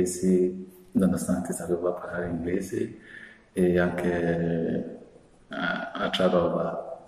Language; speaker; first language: Italian; non-native, fluent; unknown